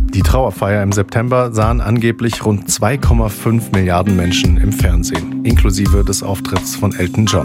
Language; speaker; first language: German; native; German